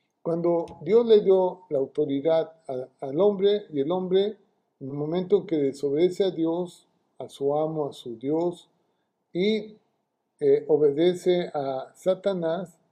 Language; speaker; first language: Spanish; native; Spanish